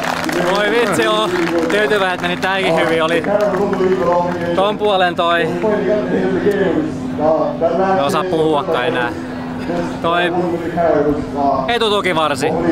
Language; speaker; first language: Finnish; native; Finnish